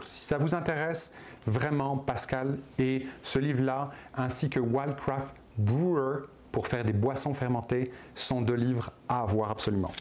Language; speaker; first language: French; native; French